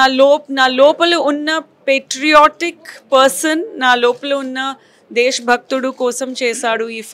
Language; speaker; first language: Telugu; non-native, fluent; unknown